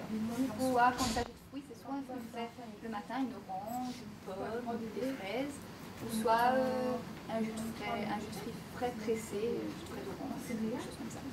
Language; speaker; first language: French; native; French